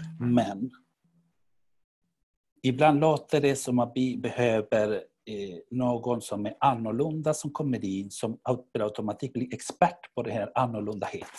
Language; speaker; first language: Swedish; non-native, fluent; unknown